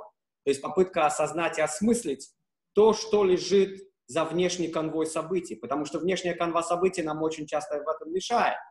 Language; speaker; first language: Russian; native; Russian